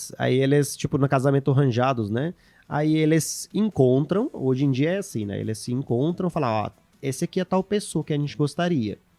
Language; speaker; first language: Portuguese; non-native, fluent; Hindi